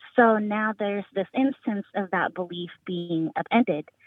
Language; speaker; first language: English; early bilingual, other home language; Filipino